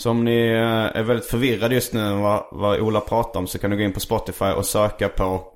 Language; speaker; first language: Swedish; native; Swedish